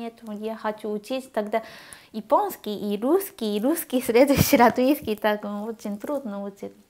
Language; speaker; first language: Russian; non-native, learner; Japanese